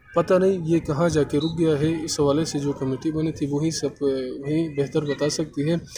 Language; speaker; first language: Urdu; non-native, local second language; Sicilian